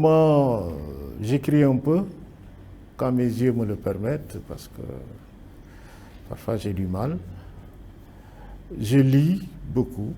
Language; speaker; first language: French; non-native, local second language; Wolof